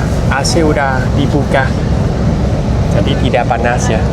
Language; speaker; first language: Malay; non-native, fluent; Vietnamese